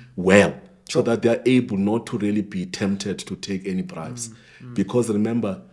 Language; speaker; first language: English; non-native, local second language; Xhosa